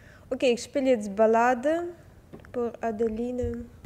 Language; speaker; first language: German; non-native, fluent; Belarusian